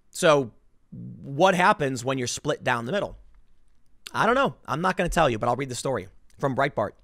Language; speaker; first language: English; native; English